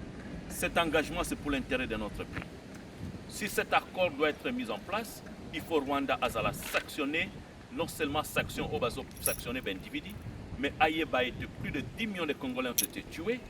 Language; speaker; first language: French; non-native, local second language; Lingala